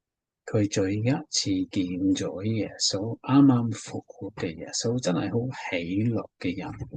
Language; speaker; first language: Cantonese; non-native, fluent; English